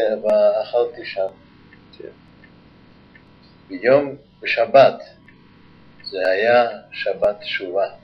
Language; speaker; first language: Hebrew; non-native, fluent; Yiddish